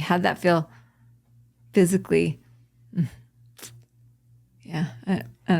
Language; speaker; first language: English; native; English